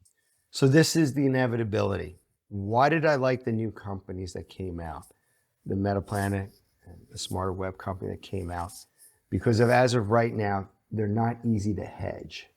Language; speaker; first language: English; native; English